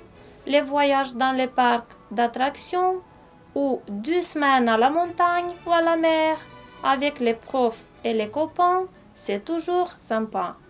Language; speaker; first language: French; non-native, fluent; Romanian